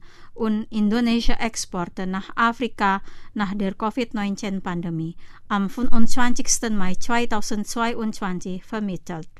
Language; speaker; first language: German; non-native, fluent; Indonesian